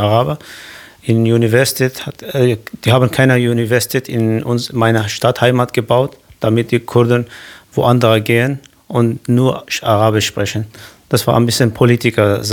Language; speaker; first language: German; non-native, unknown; Kurdish